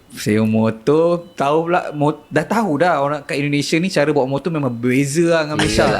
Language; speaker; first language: Malay; native; Malay